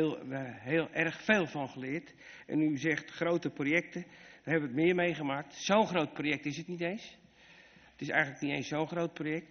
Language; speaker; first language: Dutch; native; Dutch